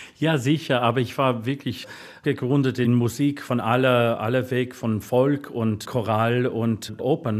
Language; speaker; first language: German; non-native, fluent; English